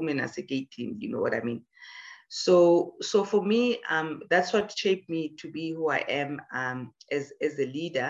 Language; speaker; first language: English; non-native, local second language; Zulu